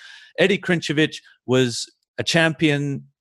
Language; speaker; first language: English; native; English